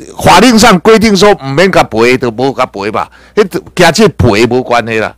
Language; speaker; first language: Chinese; native; Chinese